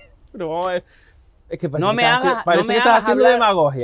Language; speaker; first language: Spanish; native; Spanish